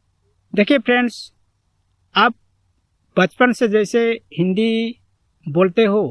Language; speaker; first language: Hindi; non-native, local second language; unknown